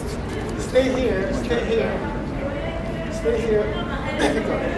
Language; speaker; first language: English; non-native, learner; Spanish